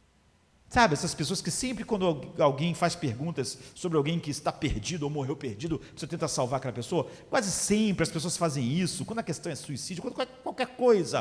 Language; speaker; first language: Portuguese; native; Portuguese